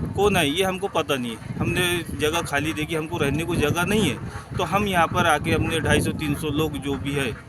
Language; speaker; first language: Hindi; native; Hindi